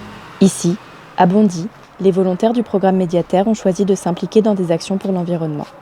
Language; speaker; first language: French; native; French